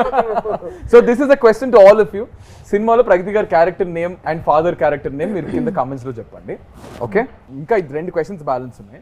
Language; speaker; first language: Telugu; native; Telugu